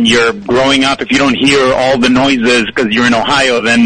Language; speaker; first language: English; non-native, fluent; Papiamento